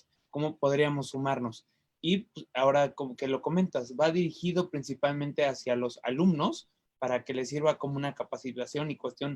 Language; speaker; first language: Spanish; native; Spanish